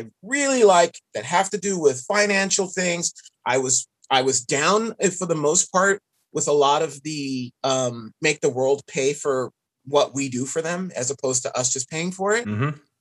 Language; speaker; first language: English; native; English